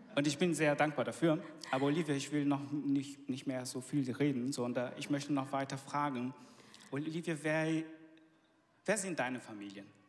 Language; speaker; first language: German; non-native, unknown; Portuguese